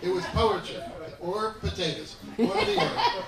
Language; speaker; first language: English; native; English